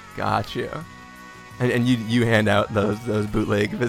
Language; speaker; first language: English; native; English